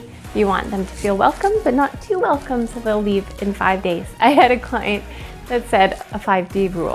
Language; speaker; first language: English; native; English